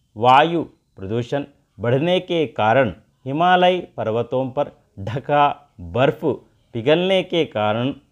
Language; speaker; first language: Hindi; non-native, local second language; Telugu